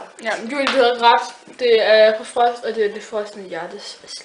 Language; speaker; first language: Danish; native; Danish